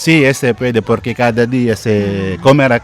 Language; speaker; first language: Spanish; non-native, learner; Filipino